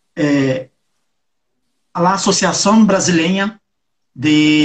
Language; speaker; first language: Portuguese; non-native, learner; Spanish